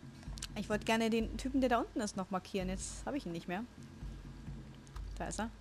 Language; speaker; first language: German; native; German